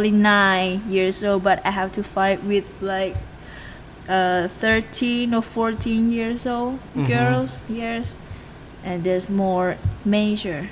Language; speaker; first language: English; non-native, learner; Thai